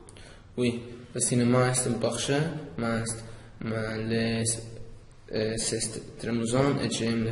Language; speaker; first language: French; non-native, learner; English